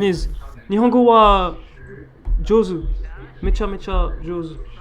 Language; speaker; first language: Japanese; non-native, learner; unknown